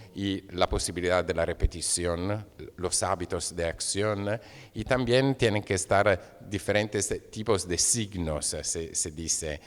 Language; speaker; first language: Spanish; non-native, fluent; Italian